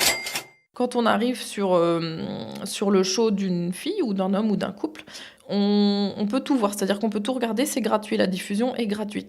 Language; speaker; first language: French; native; French